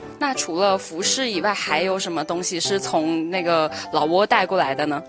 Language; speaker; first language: Chinese; native; Chinese